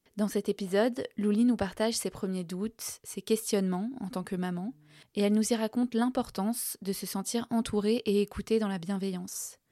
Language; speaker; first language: French; native; French